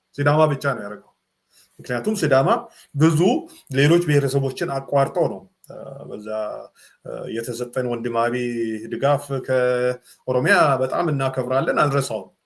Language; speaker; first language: Amharic; non-native, local second language; Sidamo